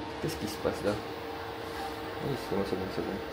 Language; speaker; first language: French; non-native, learner; Malay